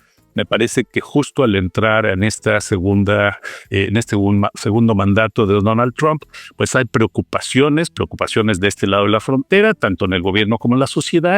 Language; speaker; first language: Spanish; native; Spanish